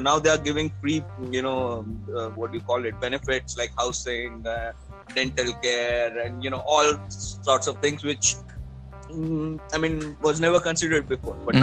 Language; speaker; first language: English; non-native, local second language; Telugu